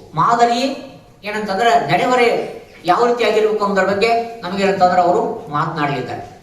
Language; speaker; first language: Kannada; non-native, local second language; Urdu